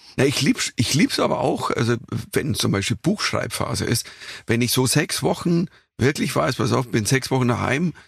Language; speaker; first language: German; native; German